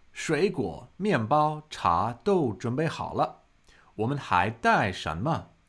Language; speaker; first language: Chinese; non-native, fluent; English